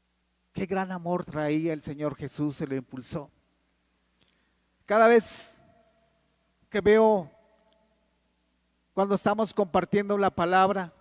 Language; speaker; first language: Spanish; native; Spanish